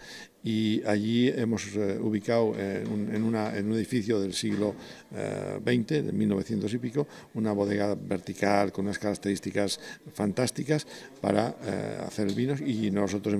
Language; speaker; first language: Spanish; native; Spanish